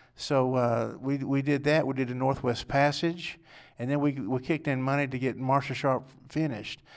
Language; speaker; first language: English; native; English